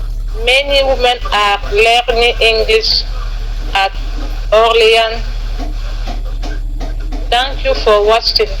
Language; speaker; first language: English; non-native, learner; French